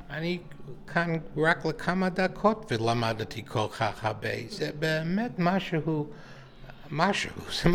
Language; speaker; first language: Hebrew; non-native, learner; English